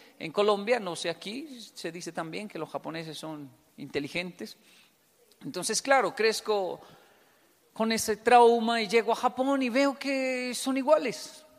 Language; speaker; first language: Spanish; native; Spanish